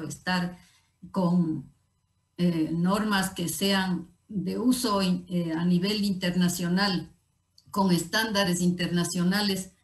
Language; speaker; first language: Spanish; native; Spanish